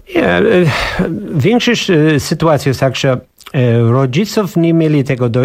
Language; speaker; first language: Polish; non-native, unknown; English